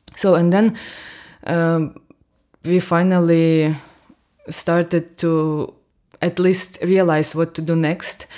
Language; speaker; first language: English; non-native, fluent; Ukrainian